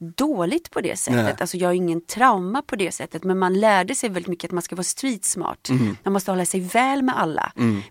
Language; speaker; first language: Swedish; early bilingual, other home language; Polish